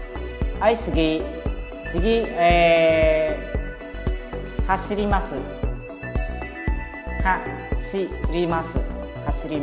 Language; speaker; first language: Japanese; non-native, fluent; Khmer